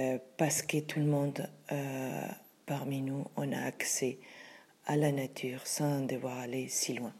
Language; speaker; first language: French; non-native, fluent; Spanish